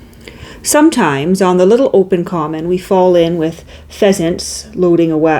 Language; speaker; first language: English; native; English